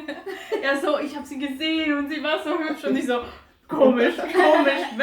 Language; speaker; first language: German; non-native, fluent; Romanian